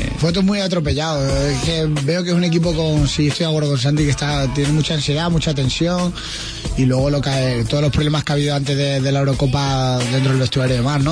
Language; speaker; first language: Spanish; native; Spanish